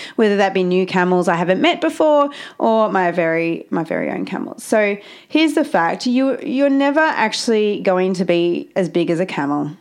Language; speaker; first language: English; native; English